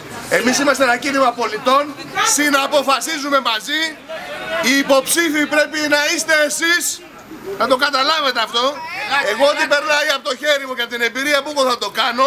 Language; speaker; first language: Greek; native; Greek